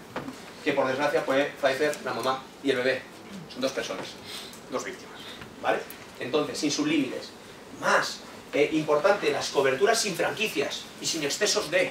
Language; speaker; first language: Spanish; native; Spanish